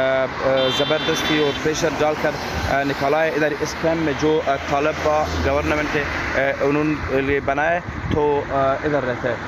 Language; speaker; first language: Hindi; non-native, fluent; Pashto